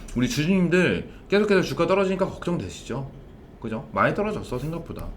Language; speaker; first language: Korean; native; Korean